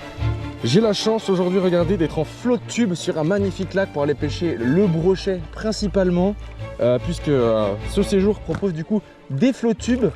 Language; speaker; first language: French; native; French